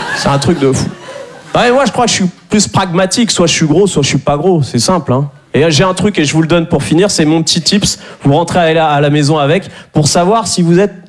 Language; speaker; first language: French; native; French